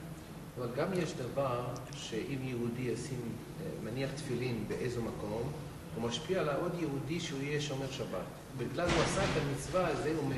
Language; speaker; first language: Hebrew; non-native, local second language; English